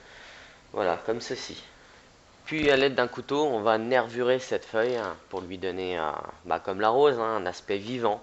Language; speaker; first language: French; native; French